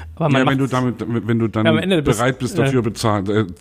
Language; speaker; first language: German; native; German